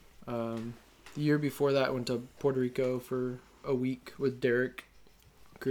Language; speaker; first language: English; native; English